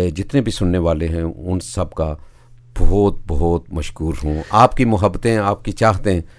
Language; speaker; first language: Urdu; non-native, local second language; Punjabi